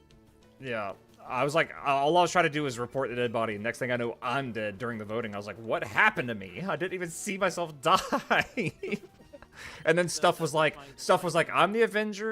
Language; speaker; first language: English; native; English